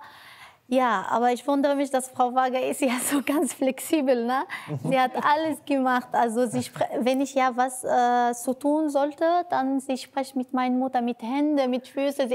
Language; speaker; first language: German; non-native, learner; Arabic